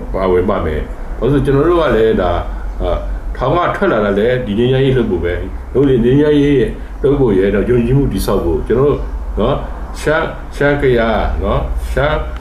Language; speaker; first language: Burmese; non-native, local second language; Shan